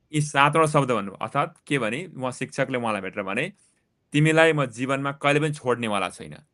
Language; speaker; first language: Nepali; native; Nepali